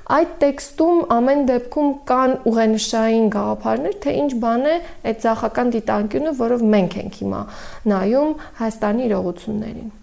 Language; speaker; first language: Armenian; native; Armenian